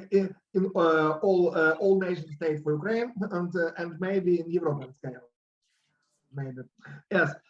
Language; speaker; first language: English; non-native, learner; Russian